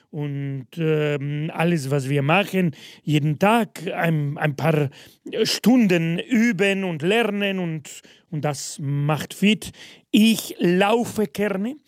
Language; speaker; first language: German; non-native, fluent; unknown